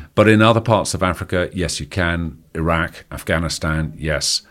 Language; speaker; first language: English; native; English